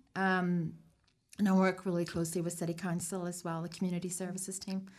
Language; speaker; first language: English; native; English